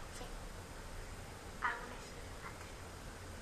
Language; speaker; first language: Catalan; non-native, local second language; Spanish